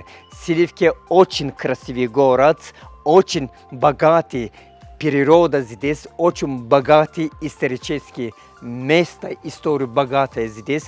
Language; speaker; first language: Russian; non-native, fluent; Turkish